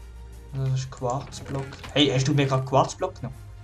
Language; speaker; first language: German; native; German